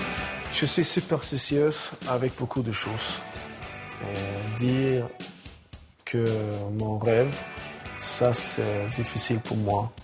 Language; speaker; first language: French; non-native, learner; Swedish